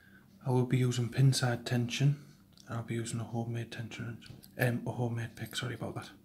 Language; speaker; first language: English; native; English